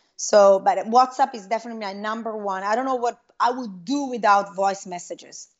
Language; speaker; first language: English; non-native, fluent; Italian